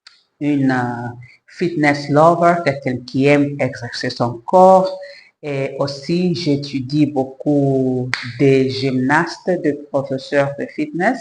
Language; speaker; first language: French; non-native, learner; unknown